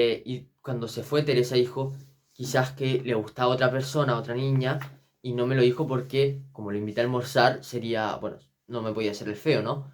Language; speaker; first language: Spanish; native; Spanish